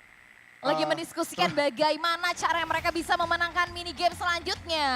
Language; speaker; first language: Indonesian; native; Indonesian